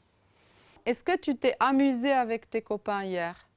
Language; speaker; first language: French; non-native, fluent; Romanian